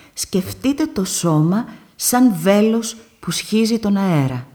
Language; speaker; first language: Greek; native; Greek